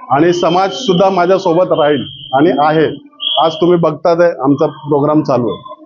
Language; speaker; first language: Marathi; non-native, local second language; Lambadi